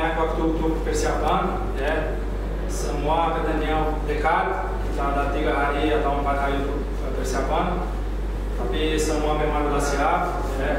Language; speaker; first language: Indonesian; non-native, learner; Portuguese